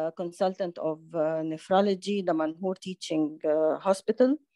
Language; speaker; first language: English; non-native, fluent; Arabic